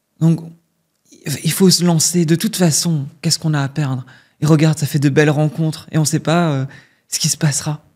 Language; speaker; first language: French; native; French